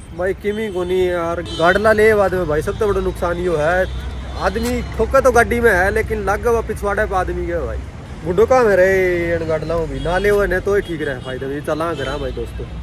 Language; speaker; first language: Hindi; native; Hindi